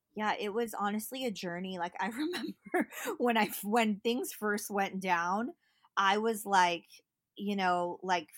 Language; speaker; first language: English; native; English